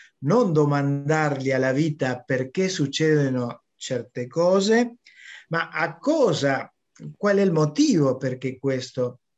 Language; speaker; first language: Italian; non-native, fluent; Spanish